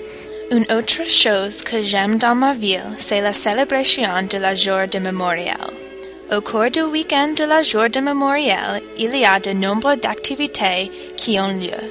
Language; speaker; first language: French; non-native, learner; English